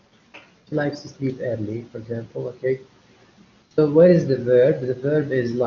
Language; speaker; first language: English; non-native, fluent; Arabic